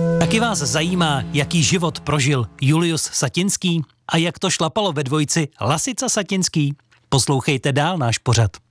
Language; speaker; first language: Czech; native; Czech